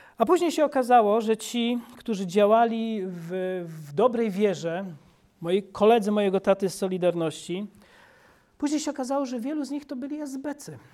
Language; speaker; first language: Polish; native; Polish